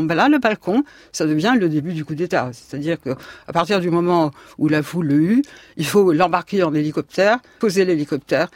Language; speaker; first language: French; native; French